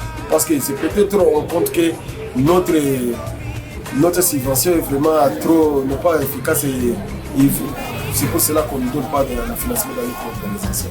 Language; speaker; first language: French; non-native, local second language; Swahili